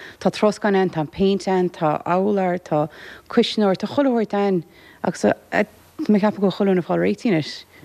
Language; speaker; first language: Irish; native; Irish